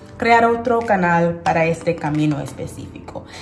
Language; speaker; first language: Spanish; non-native, learner; English